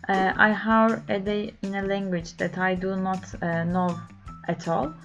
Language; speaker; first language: English; non-native, learner; Turkish